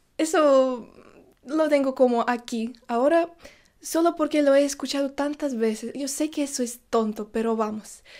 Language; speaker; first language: Spanish; non-native, fluent; Russian